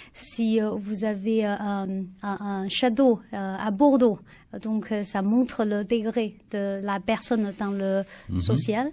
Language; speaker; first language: French; non-native, learner; Chinese